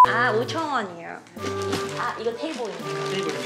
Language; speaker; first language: Korean; non-native, learner; Cantonese